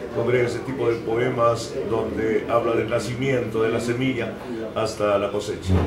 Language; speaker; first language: Spanish; native; Spanish